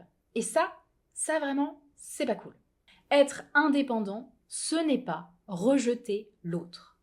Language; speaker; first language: French; native; French